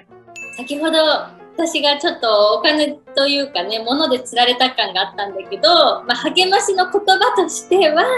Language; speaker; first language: Japanese; native; Japanese